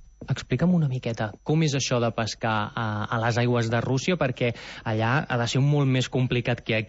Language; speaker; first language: Catalan; native; Catalan